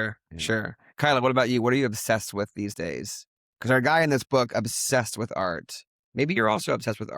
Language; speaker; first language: English; native; English